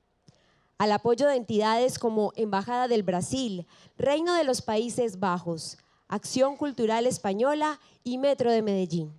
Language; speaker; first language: Spanish; native; Spanish